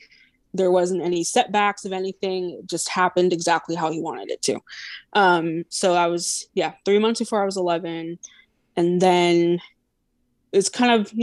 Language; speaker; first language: English; native; English